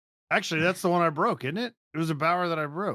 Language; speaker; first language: English; native; English